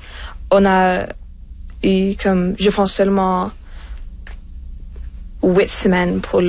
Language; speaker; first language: French; non-native, local second language; English